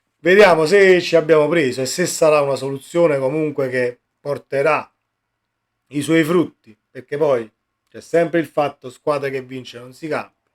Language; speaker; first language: Italian; native; Italian